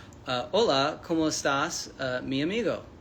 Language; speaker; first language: Spanish; non-native, learner; English